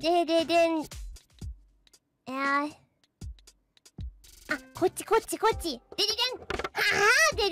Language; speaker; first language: Japanese; non-native, fluent; English